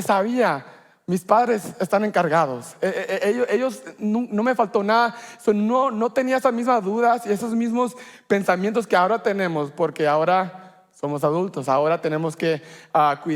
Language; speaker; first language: Spanish; early bilingual, heritage; Spanish